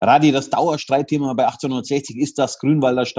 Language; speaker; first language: German; native; German